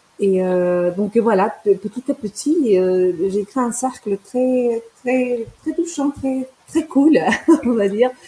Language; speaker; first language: French; non-native, fluent; Spanish